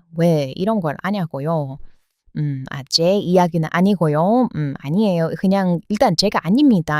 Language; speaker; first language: Korean; non-native, fluent; English